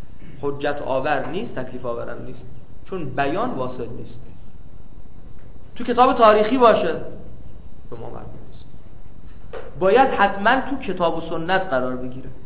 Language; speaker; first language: Persian; native; Persian